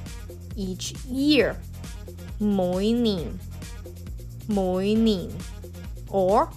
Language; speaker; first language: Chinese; early bilingual, heritage; Cantonese